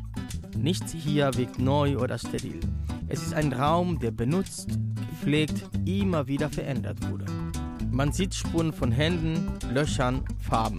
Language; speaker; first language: German; native; German